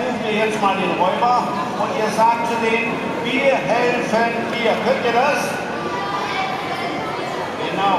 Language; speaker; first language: German; native; German